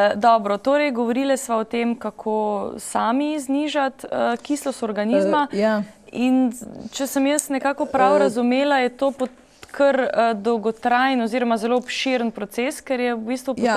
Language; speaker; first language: Slovenian; native; Slovenian